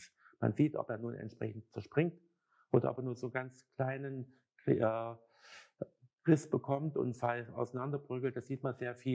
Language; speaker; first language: German; native; German